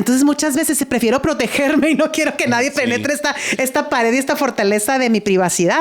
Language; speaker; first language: Spanish; native; Spanish